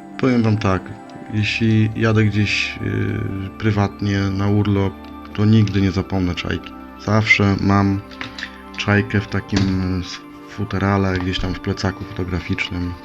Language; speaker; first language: Polish; native; Polish